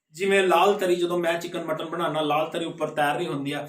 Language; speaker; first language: Hindi; non-native, local second language; Punjabi